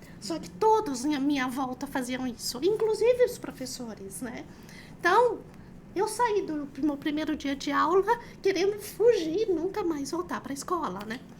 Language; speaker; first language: Portuguese; early bilingual, other home language; Chinese